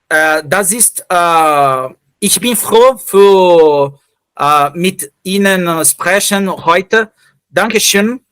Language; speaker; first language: German; non-native, learner; Portuguese